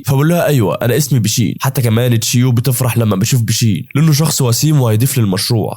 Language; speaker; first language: Arabic; native; Arabic